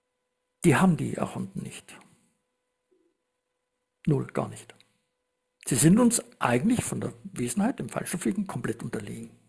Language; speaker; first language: German; native; German